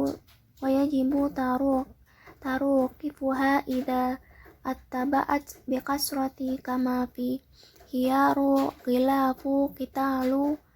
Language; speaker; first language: Arabic; non-native, learner; Indonesian